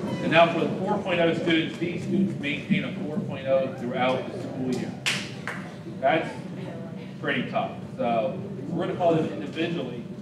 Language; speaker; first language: English; native; English